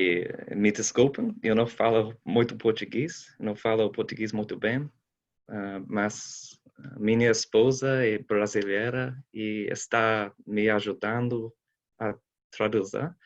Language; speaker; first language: Portuguese; non-native, learner; English